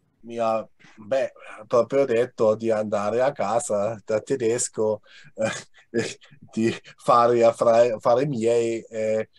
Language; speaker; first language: Italian; non-native, fluent; German